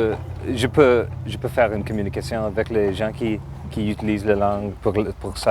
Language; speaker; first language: French; non-native, learner; English